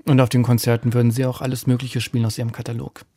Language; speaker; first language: German; native; German